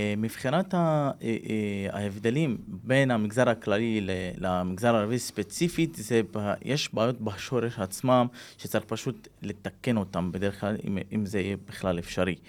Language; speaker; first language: Hebrew; non-native, local second language; Arabic